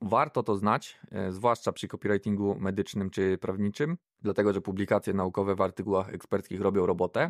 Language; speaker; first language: Polish; native; Polish